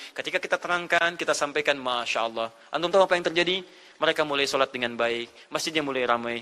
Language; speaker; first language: Indonesian; native; Indonesian